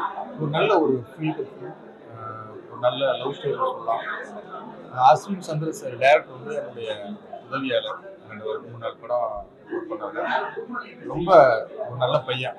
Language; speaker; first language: Tamil; native; Tamil